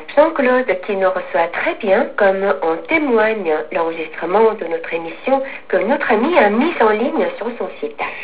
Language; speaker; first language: French; non-native, fluent; Korean